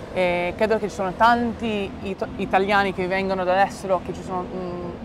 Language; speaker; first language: Italian; early bilingual, other home language; English